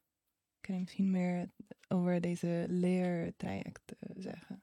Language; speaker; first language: Dutch; non-native, fluent; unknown